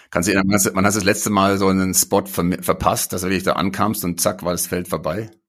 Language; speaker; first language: German; native; German